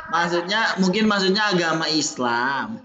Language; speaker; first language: Indonesian; native; Indonesian